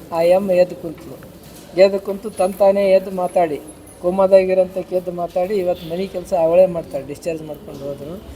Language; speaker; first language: Kannada; native; Kannada